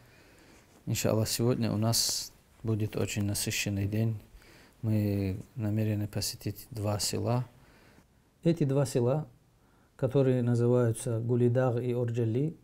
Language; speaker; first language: Russian; native; Russian